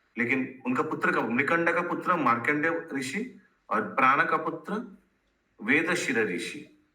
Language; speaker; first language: Hindi; non-native, local second language; Bangla